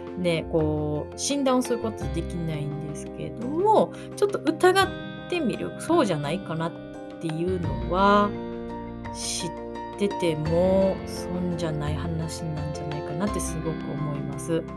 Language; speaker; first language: Japanese; native; Japanese